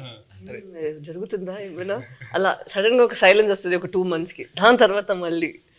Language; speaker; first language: Telugu; non-native, fluent; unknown